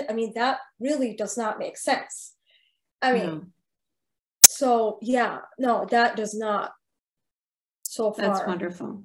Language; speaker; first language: English; non-native, fluent; Arabic